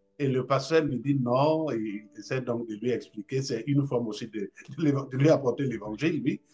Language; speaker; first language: French; non-native, local second language; Mossi